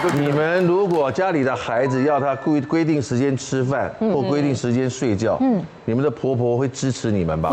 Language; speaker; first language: Chinese; native; Chinese